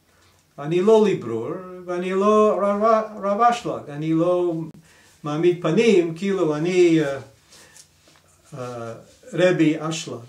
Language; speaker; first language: Hebrew; non-native, fluent; English